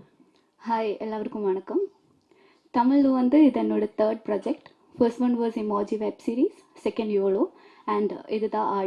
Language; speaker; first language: Tamil; non-native, learner; Malayalam